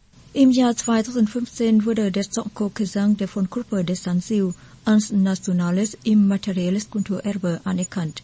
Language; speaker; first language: German; non-native, fluent; Vietnamese